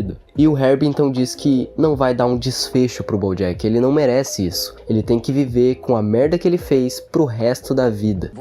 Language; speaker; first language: Portuguese; native; Portuguese